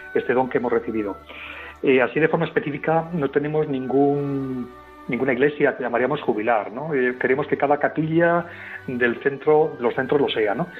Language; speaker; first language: Spanish; native; Spanish